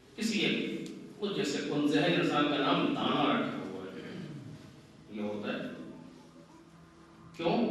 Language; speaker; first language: Urdu; native; Urdu